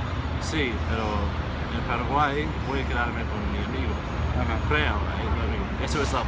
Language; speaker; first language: Spanish; non-native, fluent; English